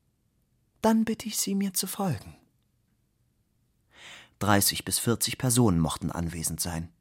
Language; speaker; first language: German; native; German